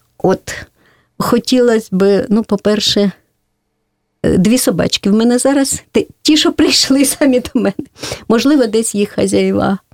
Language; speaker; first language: Ukrainian; native; Ukrainian